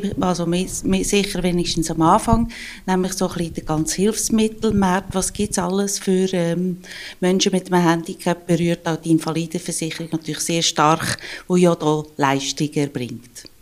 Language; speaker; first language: German; native; German